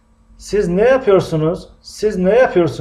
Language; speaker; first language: Turkish; non-native, fluent; Tajik